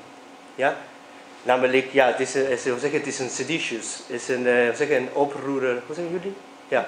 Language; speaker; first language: Dutch; non-native, fluent; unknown